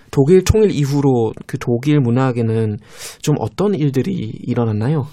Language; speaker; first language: Korean; non-native, fluent; German